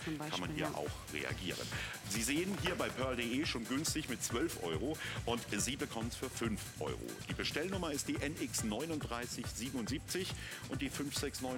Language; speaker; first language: German; native; German